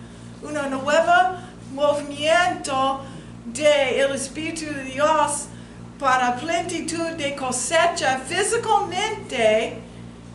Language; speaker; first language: Spanish; non-native, fluent; English